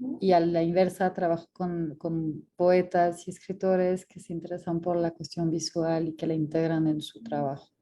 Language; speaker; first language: Spanish; non-native, fluent; French